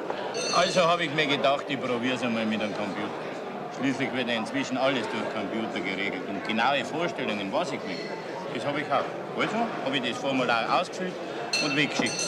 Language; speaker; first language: German; native; German